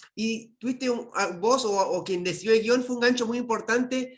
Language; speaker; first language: Spanish; native; Spanish